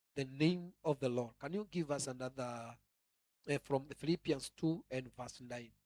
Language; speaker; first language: English; non-native, local second language; Kikuyu